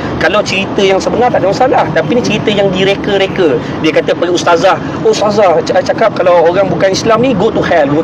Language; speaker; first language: Malay; native; Malay